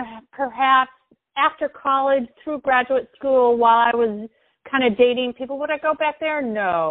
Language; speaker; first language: English; native; English